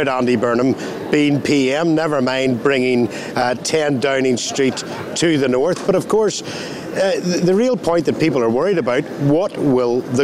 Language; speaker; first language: English; native; English